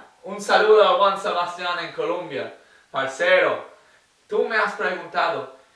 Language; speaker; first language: Spanish; non-native, learner; English